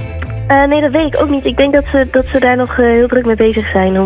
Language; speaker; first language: Dutch; native; Dutch